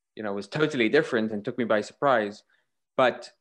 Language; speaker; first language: English; native; English